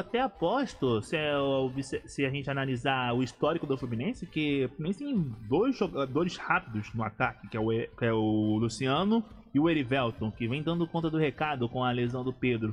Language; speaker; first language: Portuguese; native; Portuguese